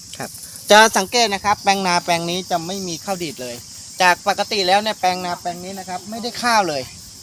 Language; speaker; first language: Thai; native; Thai